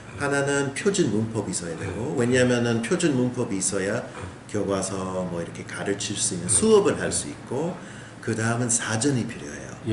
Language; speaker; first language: Korean; non-native, fluent; English